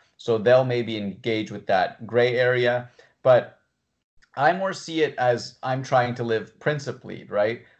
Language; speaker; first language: English; native; English